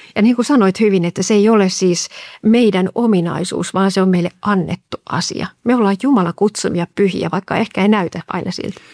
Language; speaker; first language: Finnish; native; Finnish